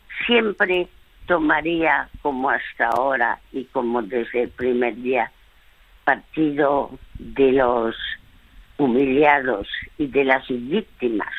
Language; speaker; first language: Spanish; early bilingual, other home language; French